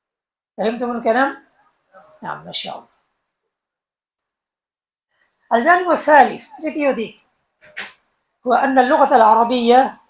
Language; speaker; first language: Arabic; non-native, fluent; Bangla